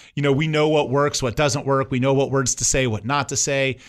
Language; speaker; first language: English; native; English